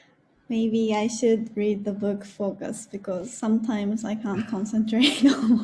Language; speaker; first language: English; non-native, learner; Japanese